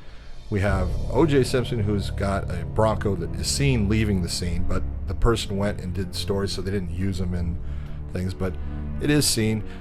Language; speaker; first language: English; native; English